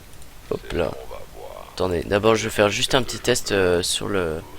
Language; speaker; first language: French; native; French